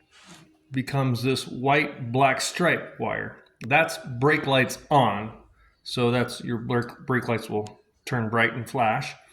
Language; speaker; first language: English; native; English